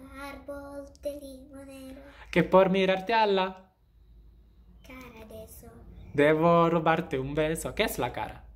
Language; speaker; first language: Spanish; non-native, fluent; Italian